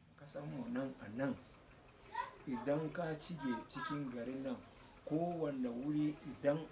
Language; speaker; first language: Hausa; non-native, local second language; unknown